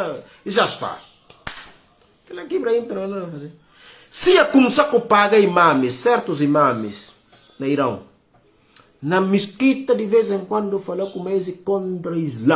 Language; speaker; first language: Portuguese; non-native, local second language; Upper Guinea Crioulo